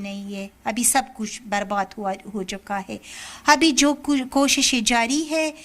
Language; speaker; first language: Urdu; non-native, learner; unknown